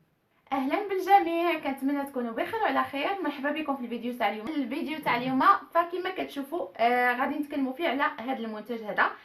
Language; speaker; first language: Arabic; native; Arabic